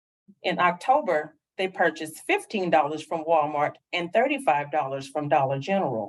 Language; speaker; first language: English; native; English